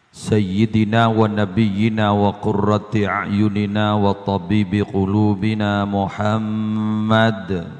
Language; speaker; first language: Indonesian; non-native, local second language; Madurese